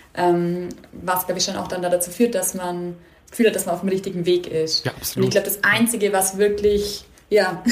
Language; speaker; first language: German; native; German